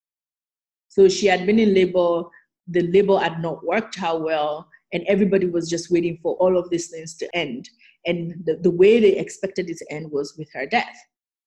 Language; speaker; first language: English; non-native, local second language; Yoruba